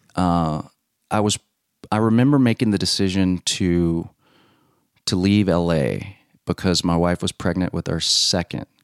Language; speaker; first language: English; native; English